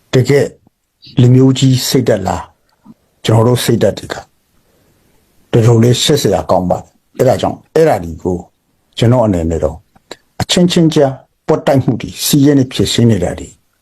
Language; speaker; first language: Burmese; non-native, local second language; Hakha Chin